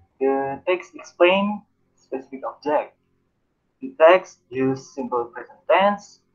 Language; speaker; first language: English; non-native, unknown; Indonesian